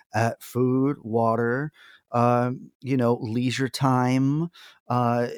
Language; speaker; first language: English; native; English